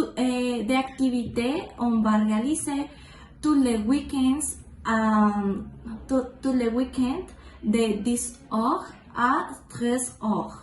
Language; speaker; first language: French; non-native, learner; Spanish